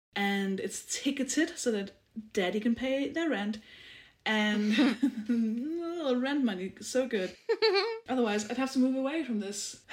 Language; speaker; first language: English; non-native, fluent; Danish